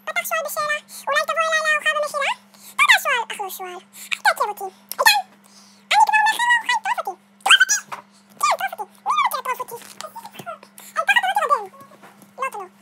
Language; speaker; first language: Hebrew; native; Hebrew